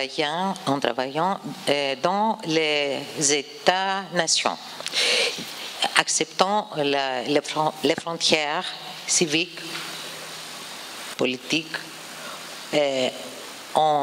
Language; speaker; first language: French; non-native, fluent; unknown